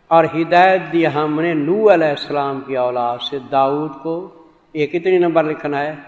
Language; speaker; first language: Urdu; non-native, local second language; Saraiki